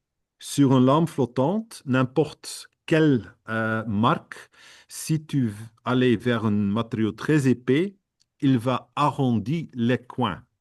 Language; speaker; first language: French; non-native, fluent; Dutch